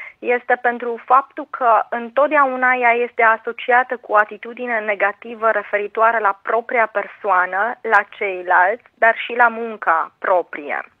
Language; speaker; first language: Romanian; native; Romanian